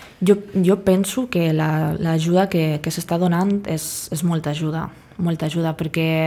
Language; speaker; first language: Catalan; non-native, fluent; Russian